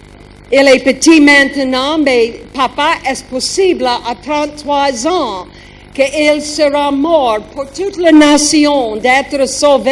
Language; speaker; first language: French; non-native, learner; German